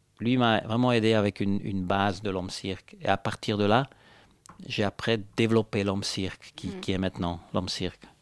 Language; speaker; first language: French; non-native, local second language; Italian